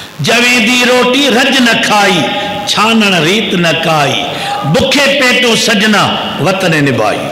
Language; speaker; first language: Urdu; non-native, local second language; Sindhi